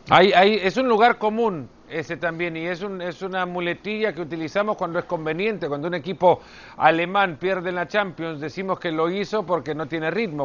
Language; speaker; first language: Spanish; native; Spanish